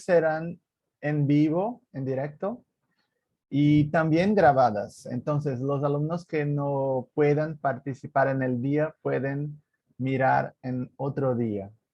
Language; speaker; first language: Spanish; non-native, fluent; Portuguese